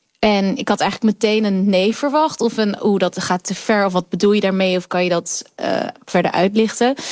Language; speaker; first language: Dutch; early bilingual, other home language; Kurdish